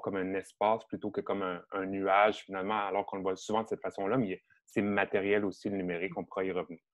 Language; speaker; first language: French; native; French